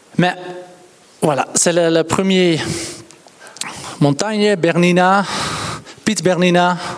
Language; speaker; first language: French; non-native, learner; Dutch